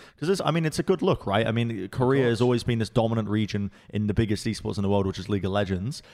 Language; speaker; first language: English; native; English